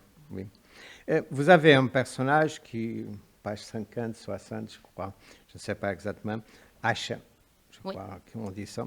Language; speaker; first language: French; non-native, fluent; Portuguese